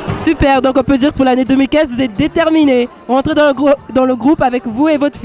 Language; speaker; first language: French; native; French